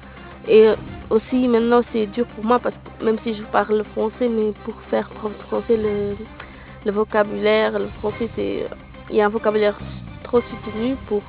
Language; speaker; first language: French; non-native, local second language; Portuguese